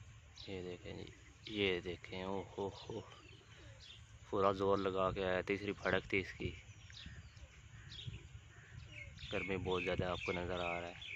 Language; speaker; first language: Hindi; non-native, local second language; Punjabi